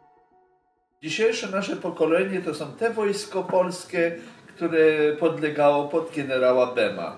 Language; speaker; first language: Polish; early bilingual, heritage; Polish